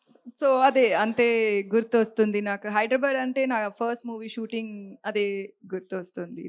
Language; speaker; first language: Telugu; non-native, learner; Tamil